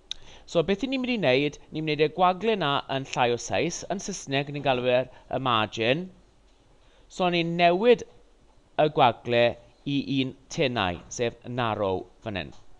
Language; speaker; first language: Welsh; non-native, local second language; English